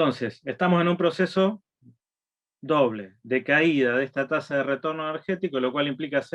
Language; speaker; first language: Spanish; native; Spanish